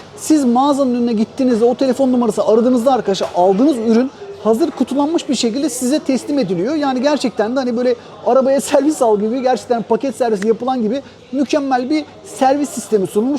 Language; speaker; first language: Turkish; native; Turkish